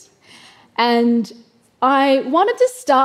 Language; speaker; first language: English; native; English